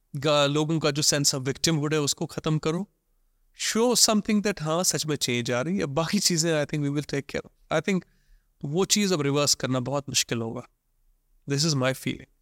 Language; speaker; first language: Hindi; non-native, local second language; Kashmiri